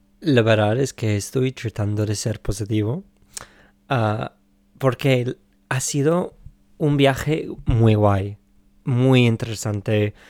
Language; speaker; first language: Spanish; non-native, fluent; English